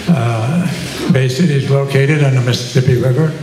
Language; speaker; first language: English; native; English